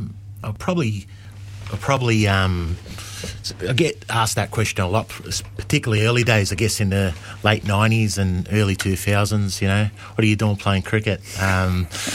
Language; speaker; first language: English; native; English